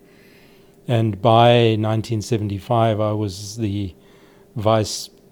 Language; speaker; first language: English; native; English